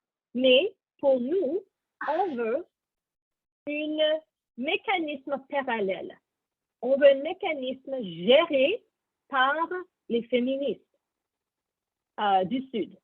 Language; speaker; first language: French; non-native, learner; English